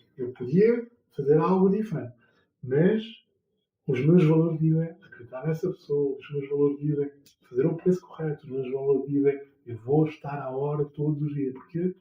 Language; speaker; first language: Portuguese; non-native, fluent; French